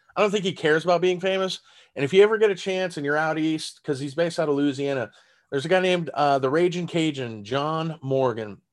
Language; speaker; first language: English; early bilingual, other home language; German